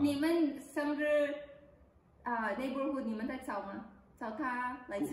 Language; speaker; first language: Chinese; non-native, learner; Filipino